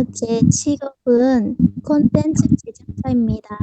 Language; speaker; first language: Korean; non-native, learner; Indonesian